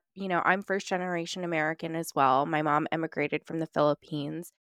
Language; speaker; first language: English; early bilingual, other home language; Filipino